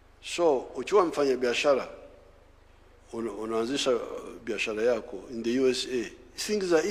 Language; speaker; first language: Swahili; non-native, local second language; Nyankole